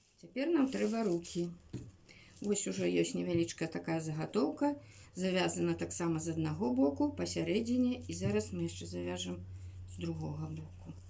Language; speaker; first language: Belarusian; native; Belarusian